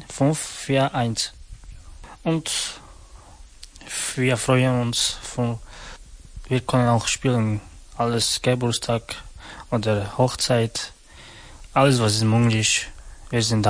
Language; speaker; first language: German; non-native, learner; Romany